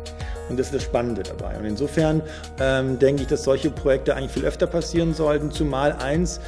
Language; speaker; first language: German; native; German